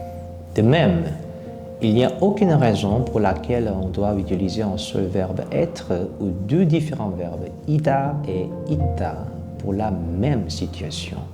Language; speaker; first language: French; non-native, fluent; Korean